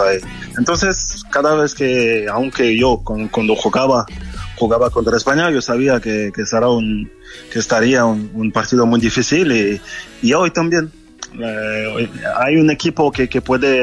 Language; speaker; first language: Spanish; non-native, learner; French